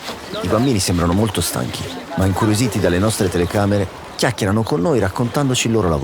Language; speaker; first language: Italian; native; Italian